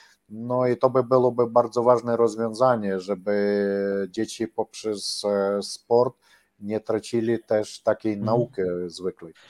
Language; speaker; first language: Polish; non-native, learner; Ukrainian